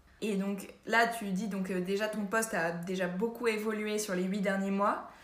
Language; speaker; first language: French; native; French